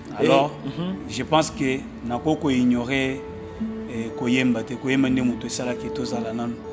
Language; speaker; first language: Lingala; non-native, local second language; Luba-Lulua